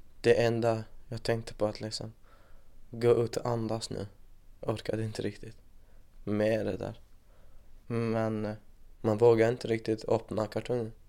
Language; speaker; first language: Swedish; non-native, fluent; Persian